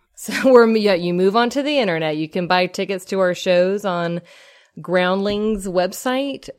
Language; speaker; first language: English; native; English